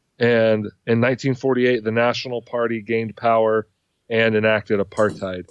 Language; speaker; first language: English; native; English